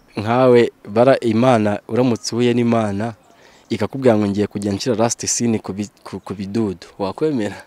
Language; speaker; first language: Kinyarwanda; native; Kinyarwanda